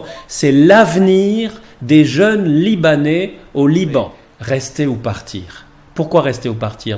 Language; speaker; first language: French; native; French